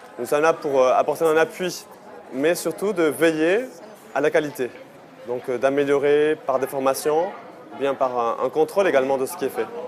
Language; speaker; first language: French; native; French